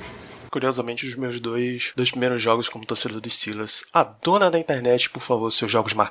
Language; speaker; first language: Portuguese; native; Portuguese